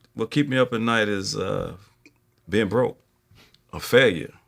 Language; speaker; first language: English; native; English